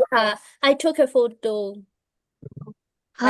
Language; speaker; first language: English; non-native, learner; Burmese